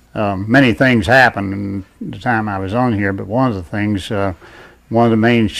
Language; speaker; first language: English; native; English